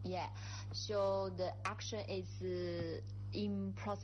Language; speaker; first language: English; non-native, fluent; Chinese